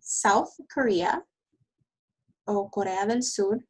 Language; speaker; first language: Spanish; early bilingual, heritage; Spanish